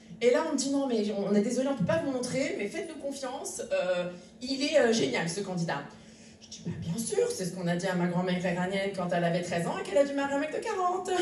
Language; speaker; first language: French; native; French